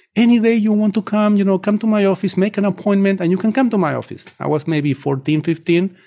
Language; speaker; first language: English; non-native, fluent; Spanish